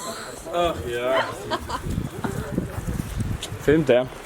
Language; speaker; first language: German; native; German